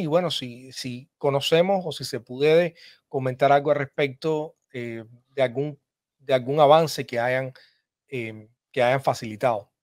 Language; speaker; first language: Spanish; native; Spanish